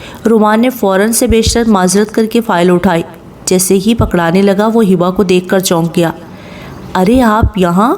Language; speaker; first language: Urdu; native; Urdu